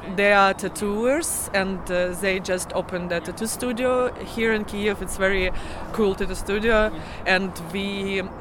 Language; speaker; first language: English; non-native, learner; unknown